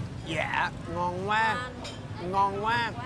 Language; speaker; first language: Vietnamese; early bilingual, heritage; English